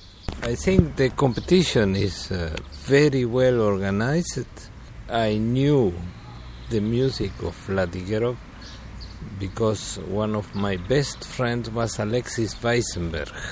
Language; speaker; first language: English; non-native, fluent; Spanish